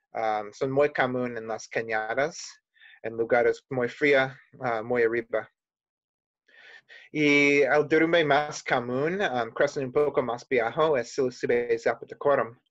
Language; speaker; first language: Spanish; non-native, learner; English